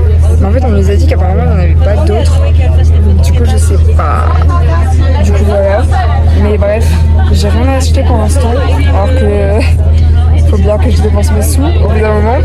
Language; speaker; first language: French; native; French